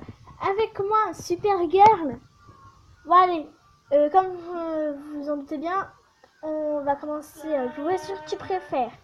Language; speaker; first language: French; native; French